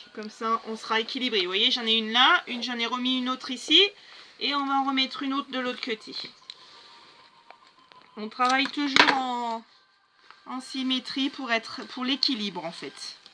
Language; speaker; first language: French; native; French